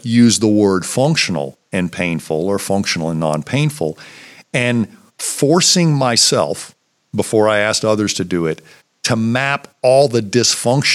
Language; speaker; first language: English; native; English